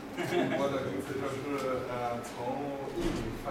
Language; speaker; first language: Chinese; non-native, learner; Portuguese